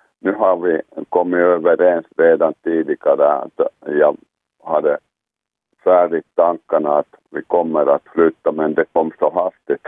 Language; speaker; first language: Swedish; non-native, local second language; Finnish